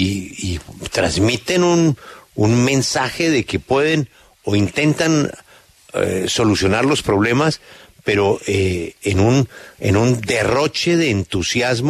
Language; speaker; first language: Spanish; native; Spanish